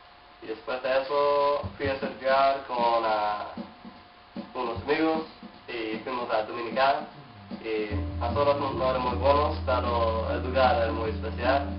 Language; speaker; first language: Spanish; non-native, learner; English